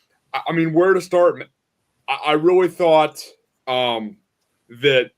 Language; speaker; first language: English; native; English